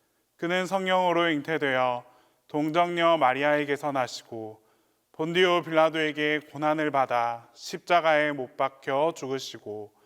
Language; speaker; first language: Korean; native; Korean